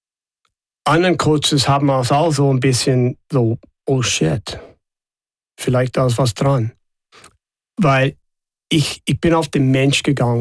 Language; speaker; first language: German; non-native, fluent; English